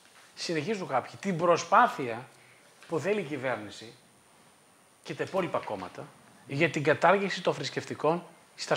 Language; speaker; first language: Greek; native; Greek